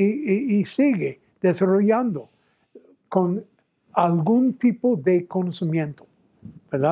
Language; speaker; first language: Spanish; non-native, fluent; English